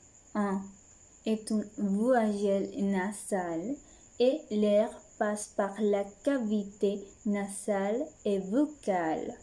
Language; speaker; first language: French; non-native, learner; Spanish